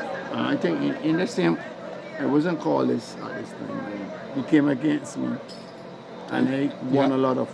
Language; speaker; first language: English; native; English